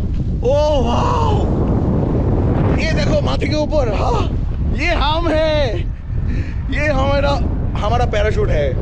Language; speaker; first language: Hindi; non-native, learner; Bangla